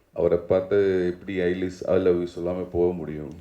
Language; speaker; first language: Tamil; non-native, learner; Malayalam